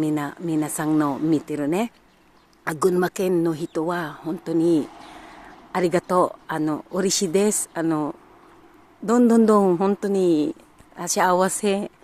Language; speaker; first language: Japanese; non-native, learner; Filipino